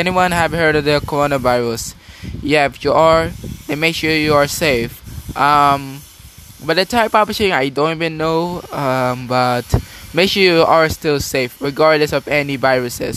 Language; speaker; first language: English; non-native, local second language; Filipino